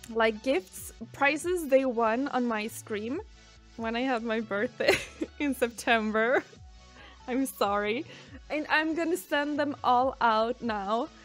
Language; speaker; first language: English; non-native, fluent; Swedish